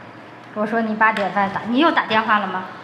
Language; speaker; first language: Chinese; native; Chinese